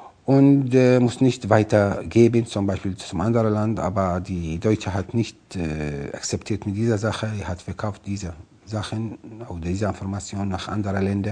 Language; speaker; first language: German; non-native, learner; Arabic